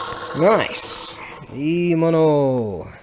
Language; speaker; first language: Japanese; non-native, learner; English